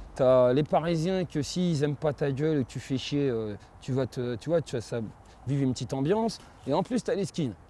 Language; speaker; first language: French; native; French